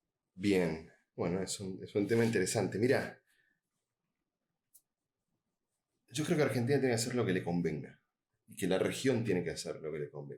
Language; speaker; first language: Spanish; native; Spanish